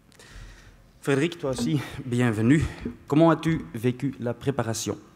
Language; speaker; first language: French; non-native, local second language; Dutch